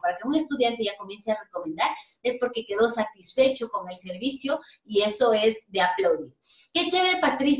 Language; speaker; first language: Spanish; native; Spanish